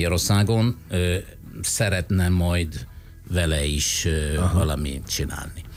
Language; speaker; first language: Hungarian; non-native, fluent; Italian